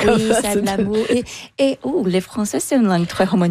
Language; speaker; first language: French; non-native, learner; Portuguese